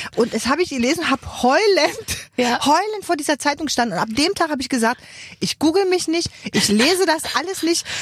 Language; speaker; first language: German; native; German